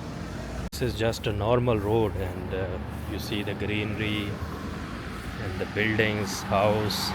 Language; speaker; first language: English; non-native, local second language; Urdu